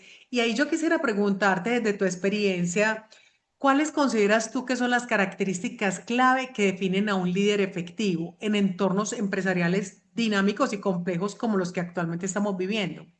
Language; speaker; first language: Spanish; native; Spanish